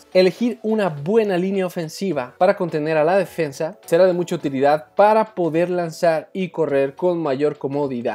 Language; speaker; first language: Spanish; native; Spanish